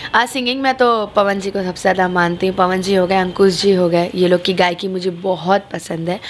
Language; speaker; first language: Hindi; native; Hindi